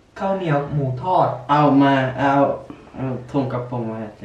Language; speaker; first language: Thai; early bilingual, heritage; Thai